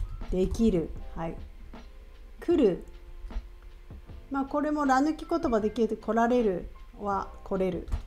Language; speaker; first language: Japanese; native; Japanese